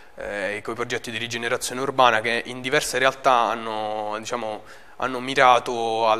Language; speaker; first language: Italian; native; Italian